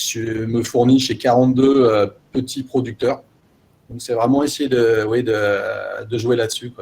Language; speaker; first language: French; native; French